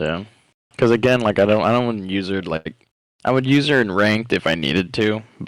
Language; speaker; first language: English; native; English